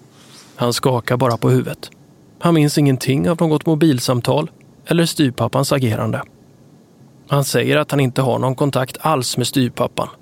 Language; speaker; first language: Swedish; native; Swedish